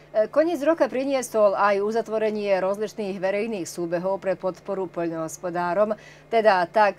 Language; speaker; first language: Slovak; native; Slovak